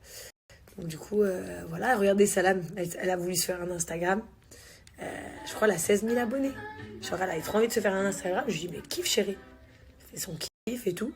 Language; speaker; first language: French; native; French